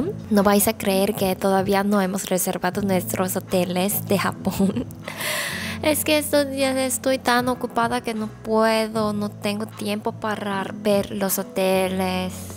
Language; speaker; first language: Spanish; non-native, fluent; Korean